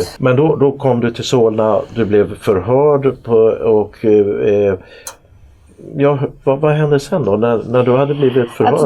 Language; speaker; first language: Swedish; native; Swedish